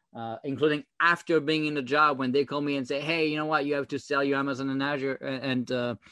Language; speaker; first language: English; non-native, fluent; French